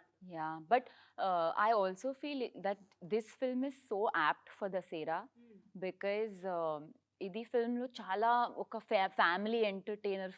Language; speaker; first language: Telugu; non-native, learner; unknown